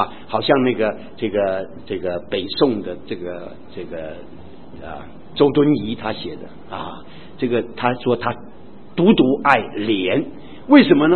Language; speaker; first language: Chinese; native; Chinese